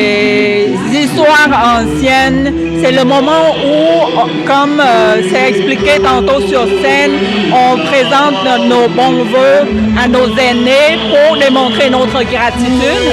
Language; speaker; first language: French; non-native, fluent; Vietnamese